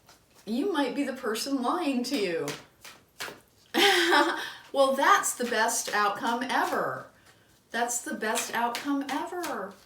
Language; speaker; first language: English; native; English